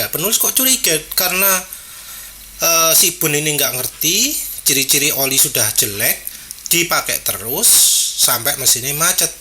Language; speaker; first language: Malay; non-native, local second language; Javanese